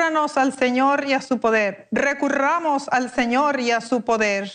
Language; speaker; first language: Spanish; native; Spanish